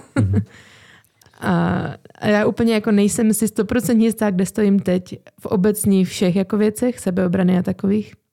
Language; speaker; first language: Czech; native; Czech